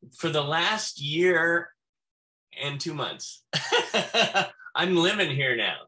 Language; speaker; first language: English; native; English